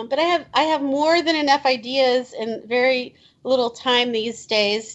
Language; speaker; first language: English; native; English